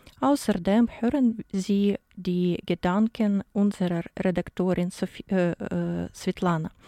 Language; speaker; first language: German; non-native, fluent; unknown